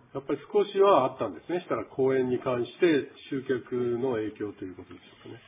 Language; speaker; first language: Japanese; native; Japanese